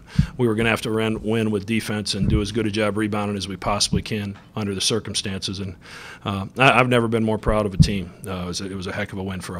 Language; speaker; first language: English; native; English